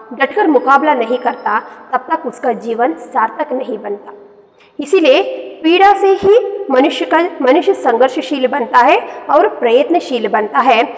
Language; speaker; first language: Hindi; non-native, local second language; Kannada